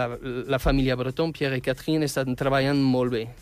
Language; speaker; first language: Catalan; non-native, fluent; French